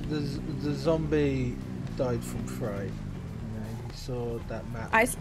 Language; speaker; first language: English; native; English